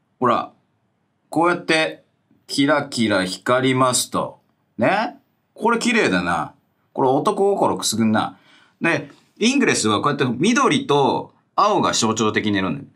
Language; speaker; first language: Japanese; native; Japanese